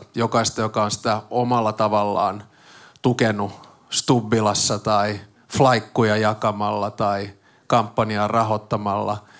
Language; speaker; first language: Finnish; native; Finnish